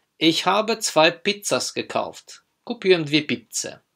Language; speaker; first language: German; non-native, fluent; Polish